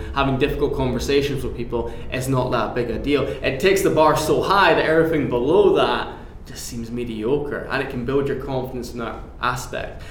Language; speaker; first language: English; native; English